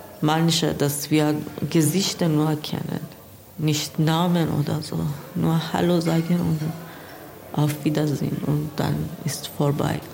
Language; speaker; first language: German; non-native, learner; Persian